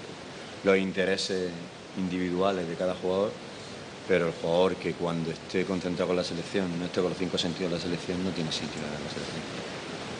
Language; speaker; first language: Spanish; native; Spanish